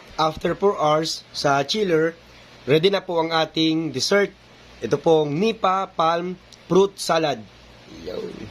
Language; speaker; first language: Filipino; native; Filipino